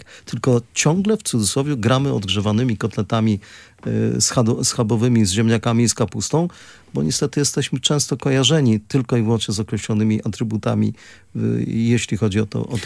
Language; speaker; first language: Polish; native; Polish